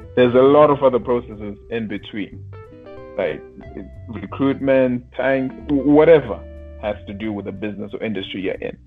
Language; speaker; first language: English; non-native, local second language; Shona